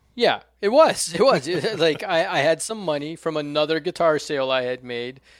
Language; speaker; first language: English; non-native, fluent; Portuguese